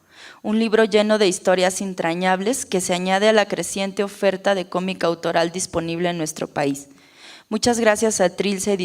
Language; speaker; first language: Spanish; native; Spanish